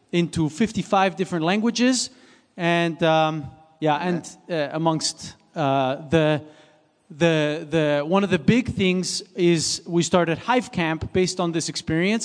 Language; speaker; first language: English; non-native, fluent; Swiss German